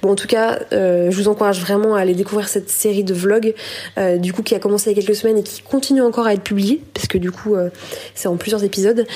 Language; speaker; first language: French; native; French